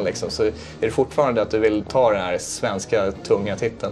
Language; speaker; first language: Swedish; native; Swedish